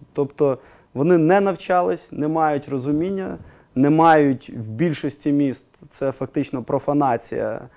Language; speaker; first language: Ukrainian; non-native, local second language; Russian